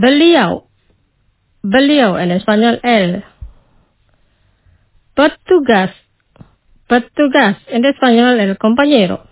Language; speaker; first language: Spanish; non-native, fluent; Indonesian